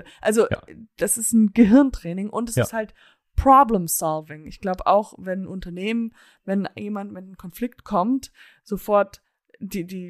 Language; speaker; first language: German; early bilingual, heritage; German